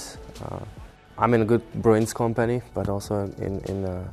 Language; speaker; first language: English; non-native, fluent; Czech